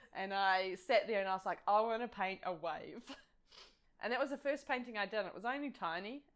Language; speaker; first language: English; native; English